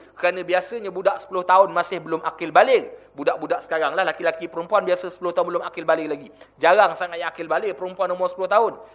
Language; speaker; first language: Malay; native; Malay